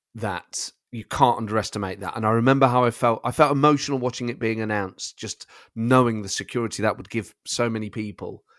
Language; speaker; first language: English; native; English